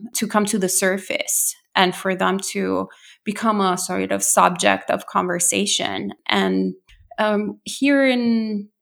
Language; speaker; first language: English; non-native, fluent; Italian